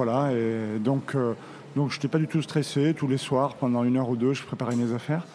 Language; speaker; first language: French; native; French